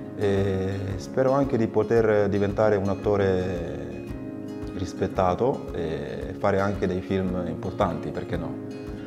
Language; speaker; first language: Italian; early bilingual, other home language; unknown